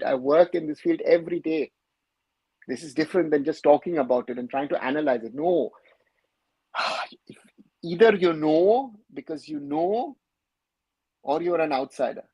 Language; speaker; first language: English; non-native, local second language; Bangla